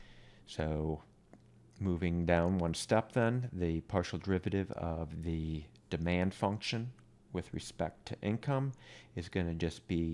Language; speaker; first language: English; native; English